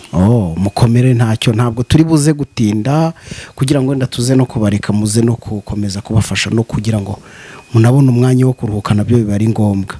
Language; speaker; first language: Kinyarwanda; native; Kinyarwanda